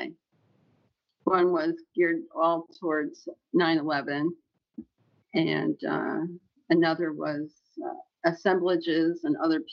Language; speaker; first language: English; native; English